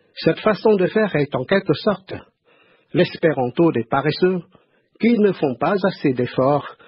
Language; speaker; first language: French; non-native, fluent; Khmer